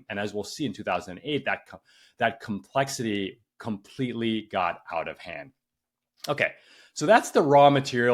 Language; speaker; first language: English; native; English